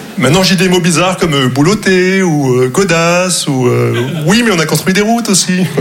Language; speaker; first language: French; non-native, local second language; Arabic